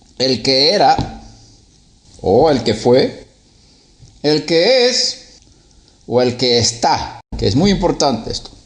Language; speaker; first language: Spanish; non-native, fluent; Swedish